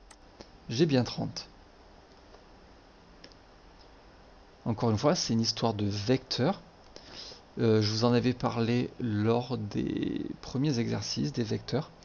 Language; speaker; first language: French; native; French